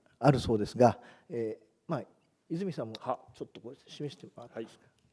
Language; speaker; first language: Japanese; native; Japanese